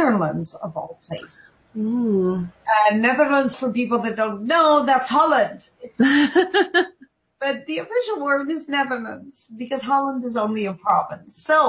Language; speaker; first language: English; non-native, local second language; Dutch